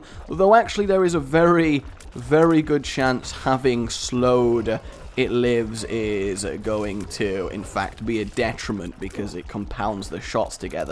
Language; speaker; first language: English; native; English